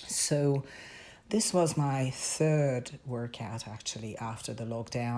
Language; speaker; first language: English; non-native, fluent; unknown